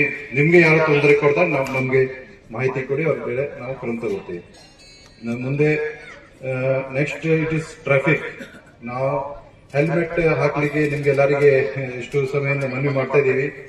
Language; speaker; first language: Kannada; non-native, fluent; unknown